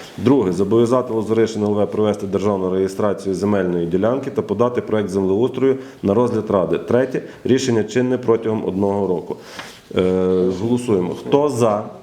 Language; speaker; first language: Ukrainian; native; Ukrainian